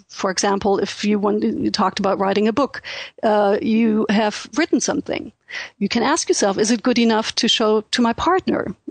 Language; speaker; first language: English; non-native, fluent; German